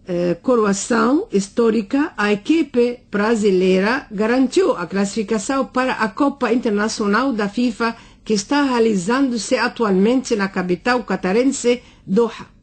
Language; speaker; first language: Portuguese; non-native, fluent; Arabic